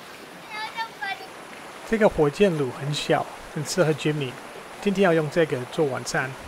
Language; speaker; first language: Chinese; non-native, fluent; English